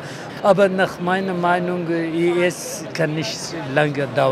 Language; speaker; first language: German; non-native, fluent; Arabic